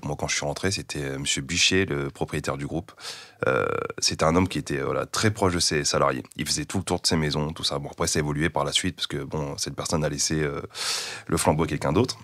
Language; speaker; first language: French; native; French